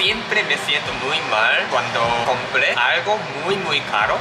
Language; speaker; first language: Spanish; non-native, learner; Japanese